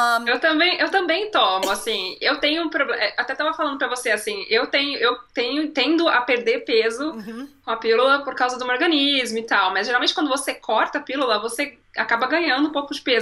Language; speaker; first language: Portuguese; native; Portuguese